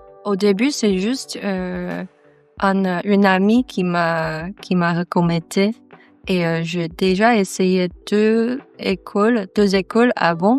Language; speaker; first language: French; non-native, learner; Chinese